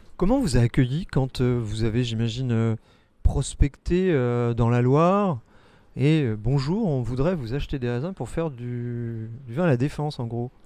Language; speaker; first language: French; native; French